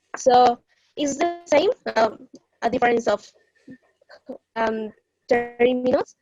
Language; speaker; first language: English; non-native, learner; Spanish